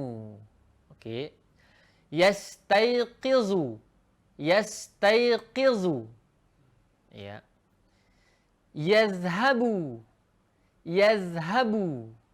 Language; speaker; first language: Arabic; non-native, fluent; Indonesian